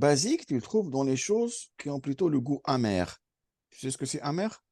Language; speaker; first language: French; non-native, fluent; Arabic